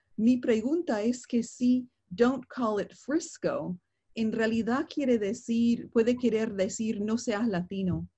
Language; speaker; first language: Spanish; non-native, fluent; English